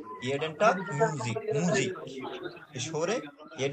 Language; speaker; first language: German; non-native, fluent; Bangla